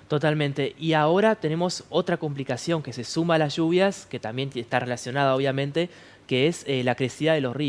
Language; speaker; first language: Spanish; native; Spanish